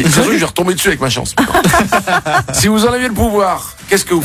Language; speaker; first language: French; native; French